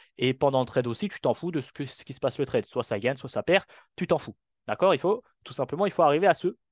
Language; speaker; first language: French; non-native, local second language; Arabic